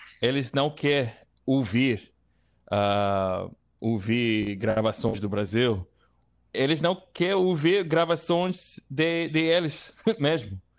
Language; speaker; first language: Portuguese; non-native, learner; English